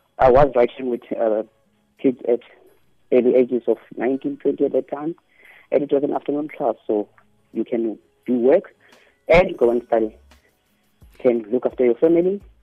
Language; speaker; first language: English; non-native, local second language; Zulu